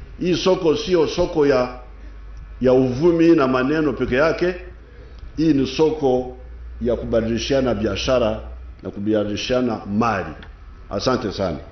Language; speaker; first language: Swahili; non-native, local second language; Nyankole